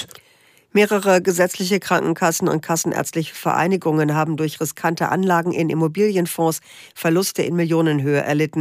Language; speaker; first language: German; native; German